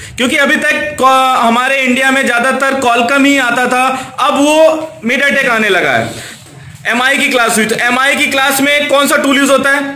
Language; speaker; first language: Hindi; native; Hindi